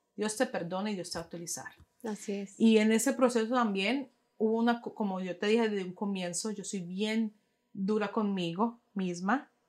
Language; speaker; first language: Spanish; early bilingual, heritage; Spanish